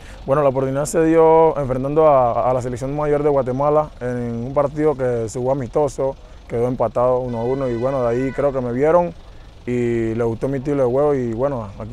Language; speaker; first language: Spanish; native; Spanish